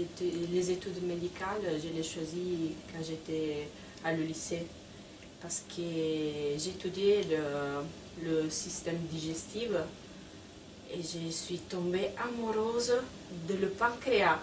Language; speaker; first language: French; non-native, fluent; Italian